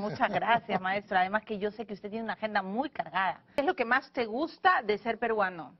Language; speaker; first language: Spanish; native; Spanish